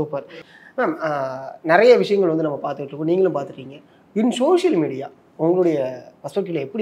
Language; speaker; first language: Tamil; native; Tamil